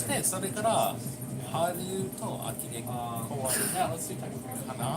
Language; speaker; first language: Japanese; non-native, learner; English